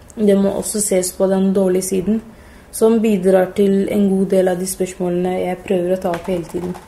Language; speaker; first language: Norwegian; early bilingual, other home language; Somali